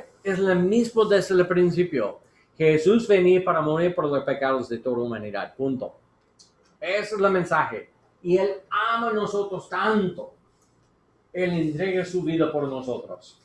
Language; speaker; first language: Spanish; non-native, learner; English